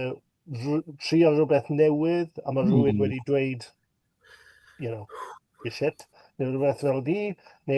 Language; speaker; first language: Welsh; native; Welsh